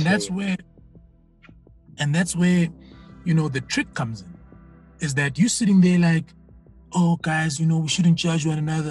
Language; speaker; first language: English; non-native, local second language; Zulu